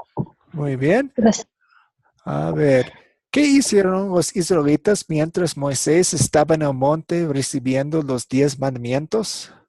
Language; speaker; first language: Spanish; non-native, fluent; English